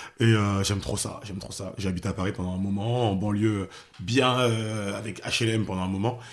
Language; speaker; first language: French; early bilingual, other home language; Haitian Creole